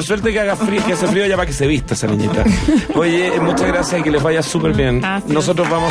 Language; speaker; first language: Spanish; native; Spanish